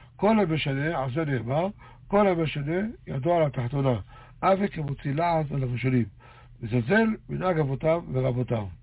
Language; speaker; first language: Hebrew; native; Hebrew